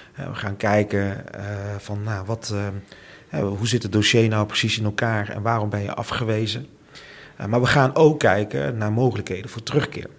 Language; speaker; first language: Dutch; early bilingual, other home language; Lingala